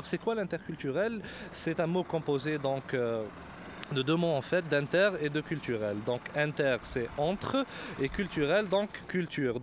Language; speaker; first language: French; non-native, local second language; Arabic